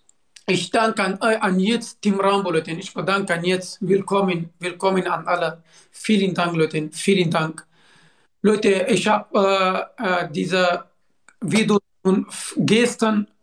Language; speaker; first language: German; non-native, learner; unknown